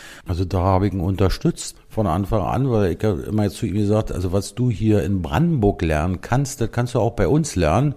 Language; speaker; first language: German; native; German